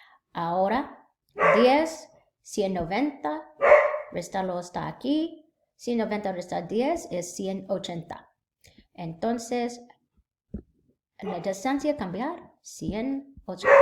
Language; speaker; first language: Spanish; non-native, learner; English